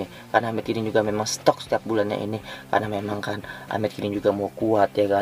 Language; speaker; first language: Indonesian; native; Indonesian